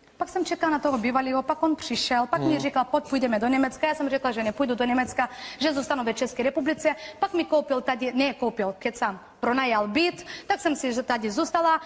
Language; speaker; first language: Czech; non-native, fluent; Bulgarian